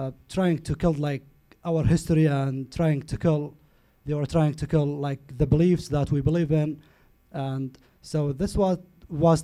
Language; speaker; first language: English; non-native, learner; Arabic